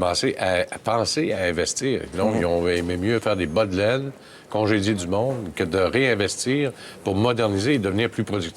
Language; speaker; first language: French; native; French